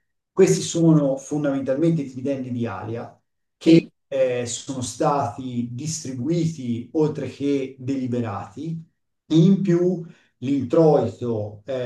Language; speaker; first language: Italian; native; Italian